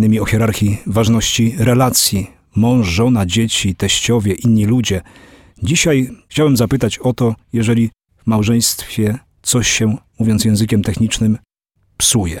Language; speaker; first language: Polish; native; Polish